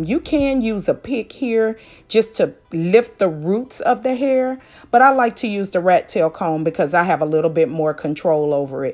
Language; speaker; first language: English; native; English